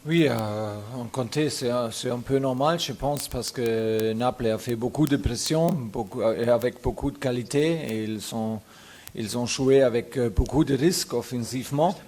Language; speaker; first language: French; non-native, fluent; German